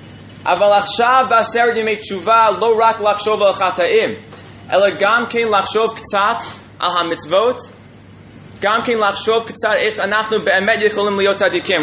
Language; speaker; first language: Hebrew; non-native, fluent; English